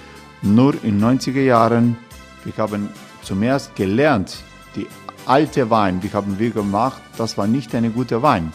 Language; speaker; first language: German; non-native, learner; Croatian